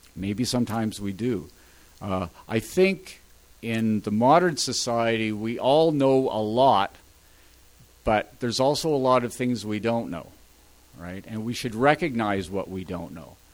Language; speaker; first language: English; native; English